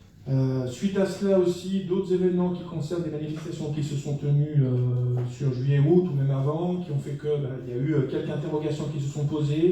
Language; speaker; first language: French; native; French